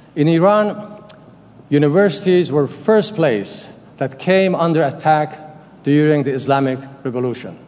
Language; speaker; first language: English; non-native, fluent; Persian